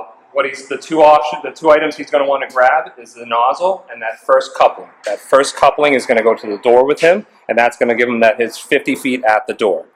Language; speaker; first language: English; native; English